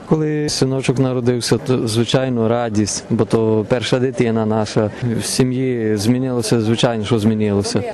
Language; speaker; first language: Ukrainian; native; Ukrainian